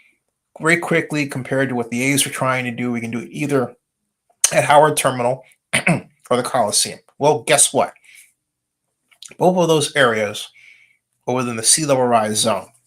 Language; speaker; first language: English; native; English